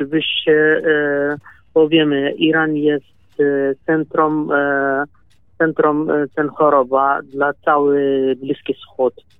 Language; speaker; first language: Polish; non-native, learner; Kurdish